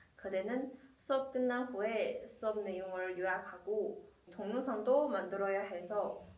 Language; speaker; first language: Korean; non-native, fluent; Chinese